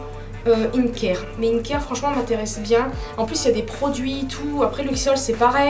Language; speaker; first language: French; native; French